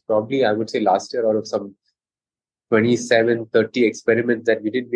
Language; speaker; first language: English; non-native, local second language; Konkani